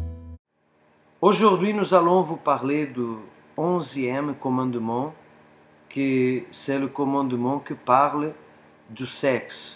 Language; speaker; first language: French; non-native, fluent; Portuguese